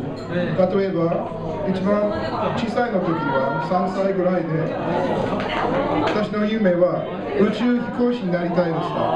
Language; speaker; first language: Japanese; non-native, learner; English